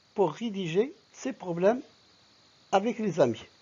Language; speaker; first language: French; non-native, local second language; Arabic